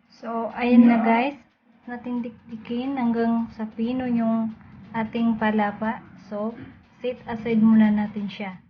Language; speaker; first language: Filipino; non-native, local second language; Maranao